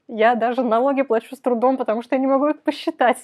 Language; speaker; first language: Russian; native; Russian